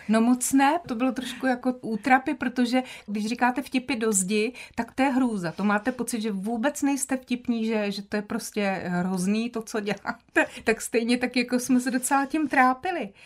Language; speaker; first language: Czech; native; Czech